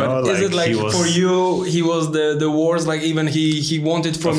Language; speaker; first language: English; non-native, learner; Polish